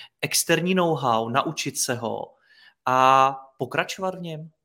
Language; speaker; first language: Czech; native; Czech